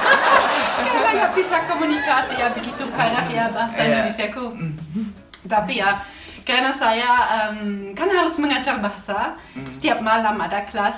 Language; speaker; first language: Indonesian; non-native, fluent; German